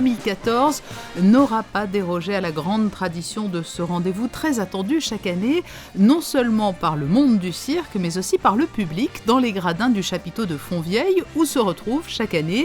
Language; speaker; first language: French; native; French